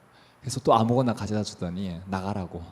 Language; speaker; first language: Korean; native; Korean